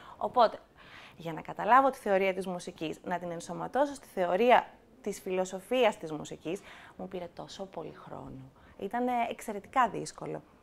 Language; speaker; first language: Greek; native; Greek